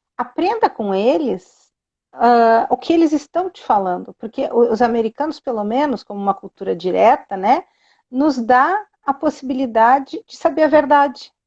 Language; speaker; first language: Portuguese; native; Portuguese